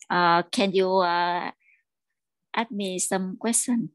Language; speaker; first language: English; non-native, learner; Vietnamese